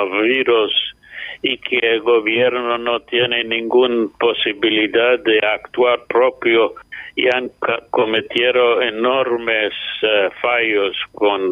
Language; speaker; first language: Spanish; non-native, fluent; English